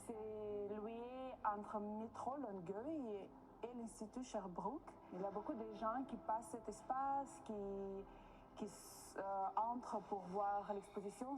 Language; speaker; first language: French; non-native, learner; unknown